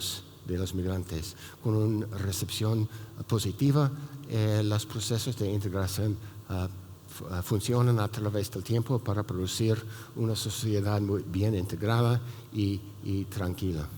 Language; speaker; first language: Spanish; non-native, fluent; English